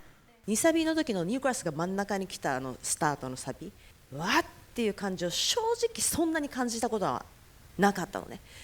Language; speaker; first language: Japanese; native; Japanese